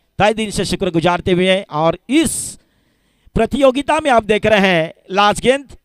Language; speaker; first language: Hindi; non-native, local second language; Marathi